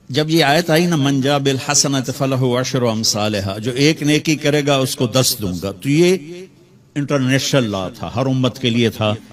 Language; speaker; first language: Urdu; non-native, local second language; Punjabi